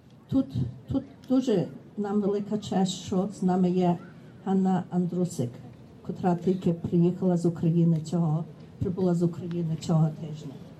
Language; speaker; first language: Ukrainian; early bilingual, heritage; Ukrainian